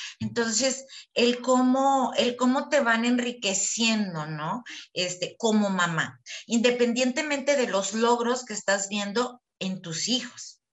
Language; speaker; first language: Spanish; native; Spanish